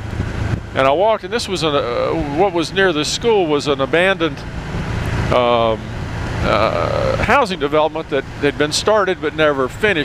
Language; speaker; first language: English; native; English